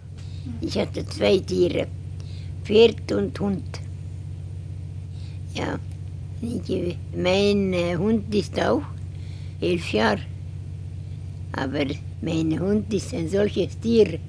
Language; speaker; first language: German; non-native, learner; Estonian